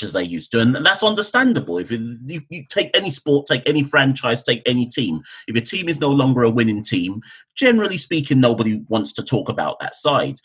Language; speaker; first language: English; native; English